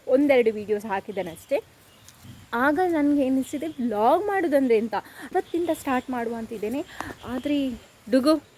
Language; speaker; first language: Kannada; non-native, local second language; Tulu